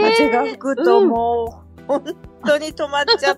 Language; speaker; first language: Japanese; native; Japanese